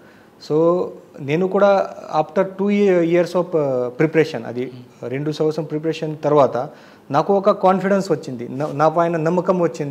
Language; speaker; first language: Telugu; non-native, learner; Marathi